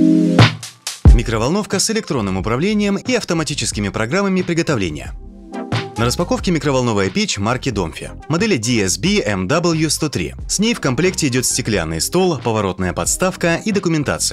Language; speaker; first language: Russian; native; Russian